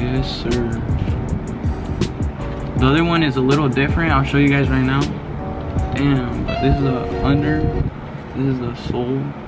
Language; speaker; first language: English; early bilingual, other home language; Spanish